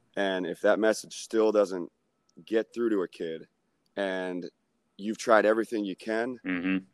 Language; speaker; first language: English; native; English